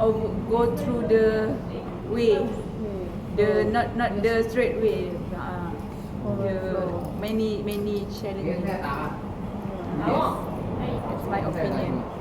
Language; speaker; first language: English; non-native, learner; Malay